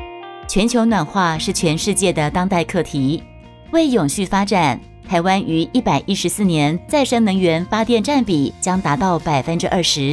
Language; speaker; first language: Chinese; native; Chinese